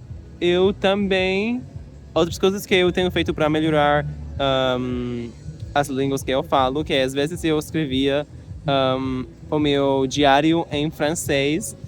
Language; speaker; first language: Portuguese; non-native, learner; English